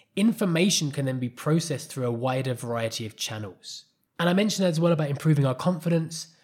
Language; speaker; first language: English; native; English